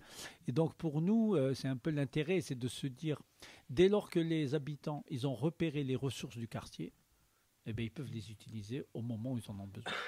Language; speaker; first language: French; native; French